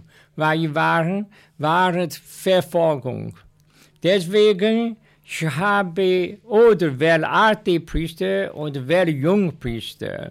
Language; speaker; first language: German; non-native, learner; Chinese